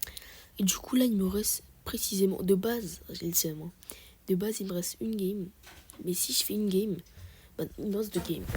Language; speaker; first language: French; native; French